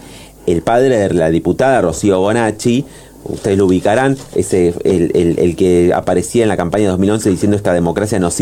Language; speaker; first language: Spanish; native; Spanish